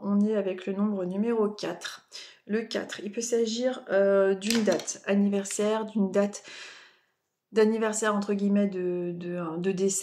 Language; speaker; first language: French; native; French